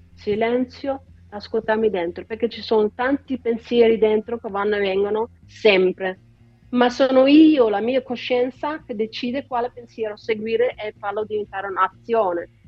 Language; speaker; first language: Italian; non-native, fluent; Dutch